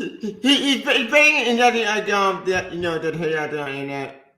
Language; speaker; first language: English; native; English